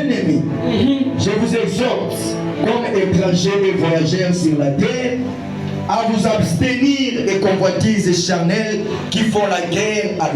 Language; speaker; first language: French; non-native, local second language; Lingala